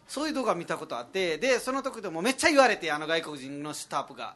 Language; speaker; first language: Japanese; non-native, fluent; Nepali